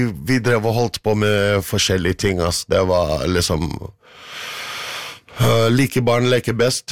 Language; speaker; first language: Norwegian; non-native, fluent; English